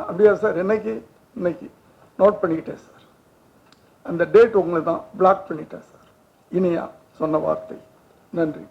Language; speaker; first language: Tamil; native; Tamil